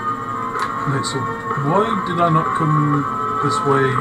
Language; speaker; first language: English; native; English